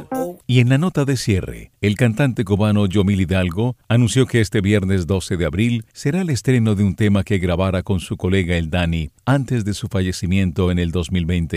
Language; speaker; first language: Spanish; native; Spanish